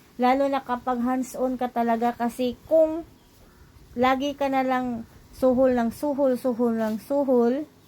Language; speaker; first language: Filipino; non-native, local second language; Cebuano